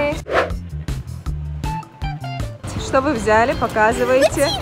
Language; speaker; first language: Russian; native; Russian